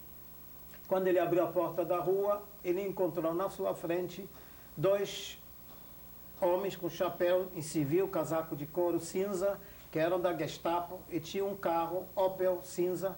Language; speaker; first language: Portuguese; non-native, fluent; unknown